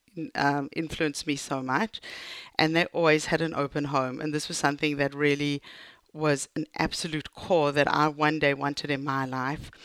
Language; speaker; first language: English; native; English